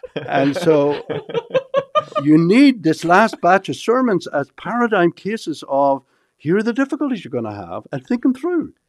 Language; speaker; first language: English; native; English